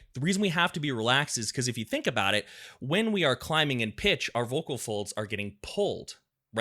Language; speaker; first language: English; native; English